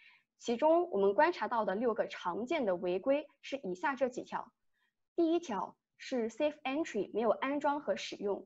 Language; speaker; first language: Chinese; native; Chinese